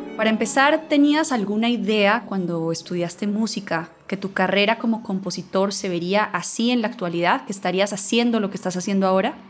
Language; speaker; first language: Spanish; native; Spanish